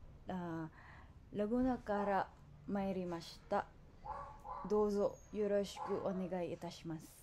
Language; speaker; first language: Japanese; non-native, learner; Filipino